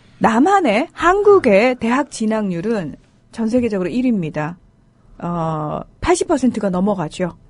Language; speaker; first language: Korean; native; Korean